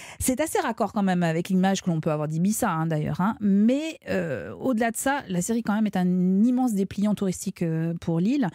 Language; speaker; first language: French; native; French